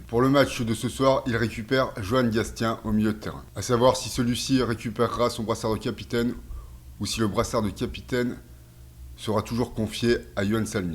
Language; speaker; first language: French; native; French